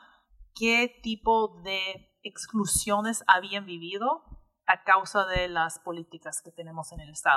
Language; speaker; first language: Spanish; early bilingual, heritage; English